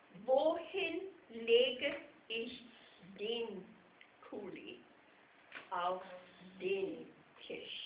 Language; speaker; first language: German; non-native, fluent; English